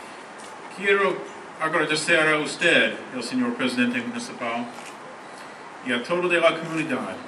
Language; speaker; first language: Spanish; non-native, learner; English